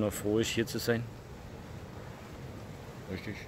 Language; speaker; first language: German; native; German